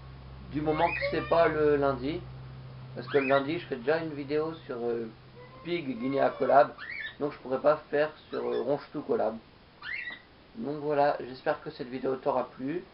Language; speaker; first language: French; native; French